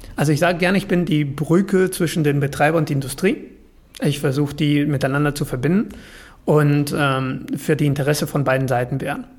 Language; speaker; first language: German; non-native, fluent; Spanish